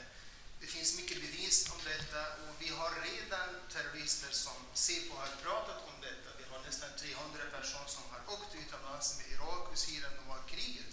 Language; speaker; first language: Swedish; non-native, fluent; Arabic